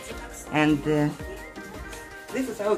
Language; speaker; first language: English; non-native, learner; Russian